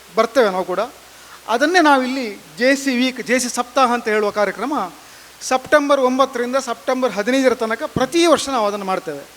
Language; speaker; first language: Kannada; native; Kannada